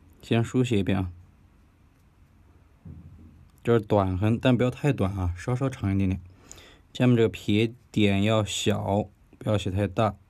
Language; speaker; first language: Chinese; native; Chinese